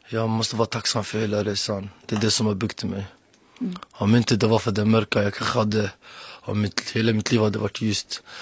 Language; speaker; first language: Swedish; early bilingual, other home language; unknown